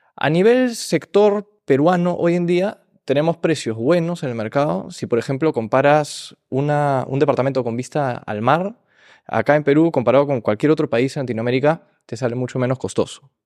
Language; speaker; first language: Spanish; early bilingual, heritage; Spanish